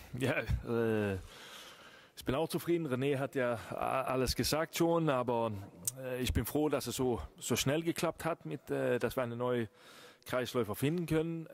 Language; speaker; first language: German; non-native, fluent; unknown